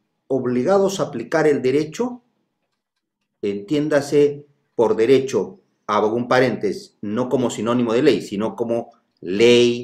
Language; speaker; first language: Spanish; native; Spanish